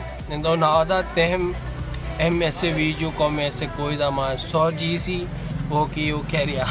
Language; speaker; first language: Portuguese; non-native, learner; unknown